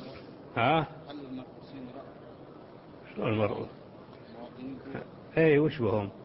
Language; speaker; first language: Arabic; native; Arabic